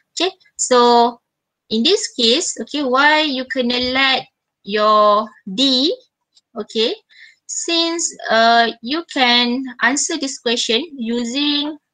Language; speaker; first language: English; non-native, local second language; Malay